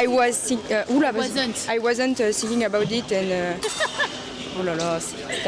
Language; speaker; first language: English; non-native, learner; French